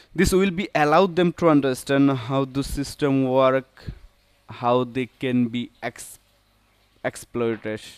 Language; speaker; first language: English; non-native, local second language; Bangla